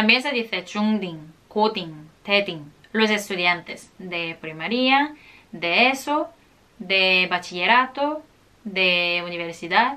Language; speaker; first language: Spanish; non-native, fluent; Korean